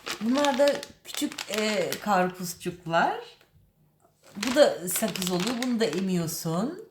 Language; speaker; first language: Turkish; early bilingual, heritage; Turkish